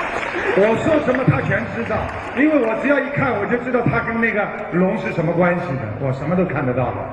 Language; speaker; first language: Chinese; native; Chinese